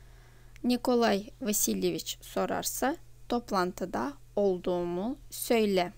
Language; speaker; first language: Turkish; non-native, fluent; Russian